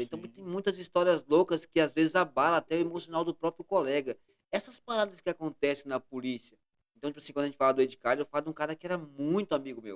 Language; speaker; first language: Portuguese; native; Portuguese